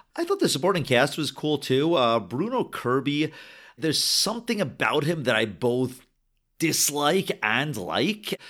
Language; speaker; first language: English; native; English